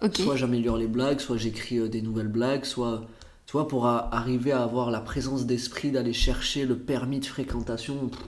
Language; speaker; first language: French; early bilingual, other home language; Portuguese